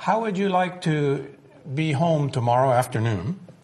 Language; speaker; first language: English; native; English